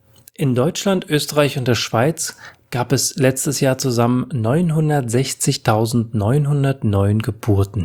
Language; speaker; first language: German; native; German